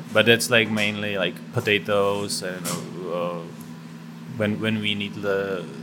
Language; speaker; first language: English; non-native, fluent; Czech